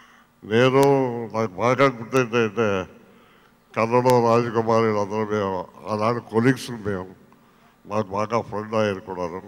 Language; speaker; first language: Telugu; native; Telugu